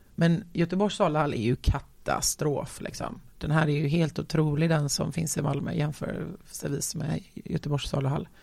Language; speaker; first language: Swedish; native; Swedish